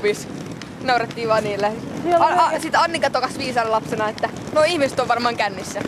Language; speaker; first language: Finnish; native; Finnish